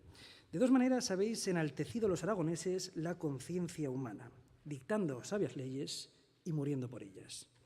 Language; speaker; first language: Spanish; native; Spanish